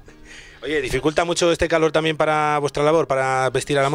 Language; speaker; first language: Spanish; native; Spanish